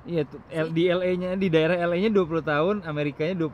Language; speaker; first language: Indonesian; native; Indonesian